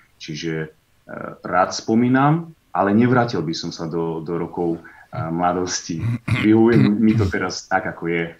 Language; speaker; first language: Slovak; native; Slovak